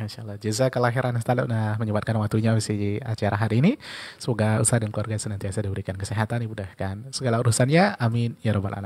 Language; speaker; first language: Malay; native; Malay